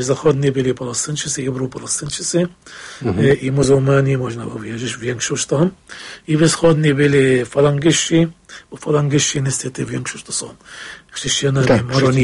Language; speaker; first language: Polish; non-native, fluent; Arabic